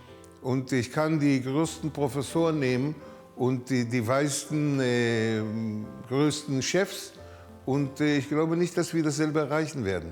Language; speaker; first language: German; early bilingual, heritage; German